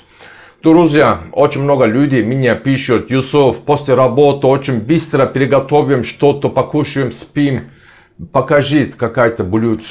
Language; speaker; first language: Russian; non-native, learner; Turkish